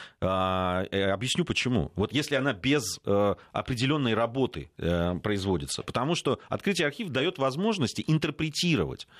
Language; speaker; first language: Russian; native; Russian